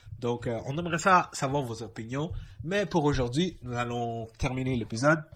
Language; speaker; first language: French; native; French